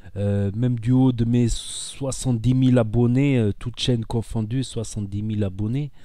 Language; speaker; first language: French; native; French